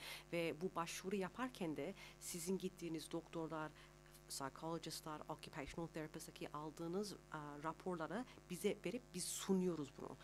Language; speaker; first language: Turkish; early bilingual, heritage; Turkish